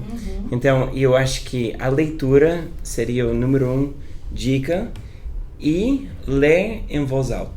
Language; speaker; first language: Portuguese; non-native, fluent; English